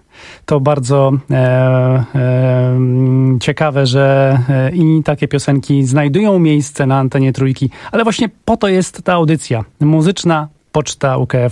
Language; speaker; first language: Polish; native; Polish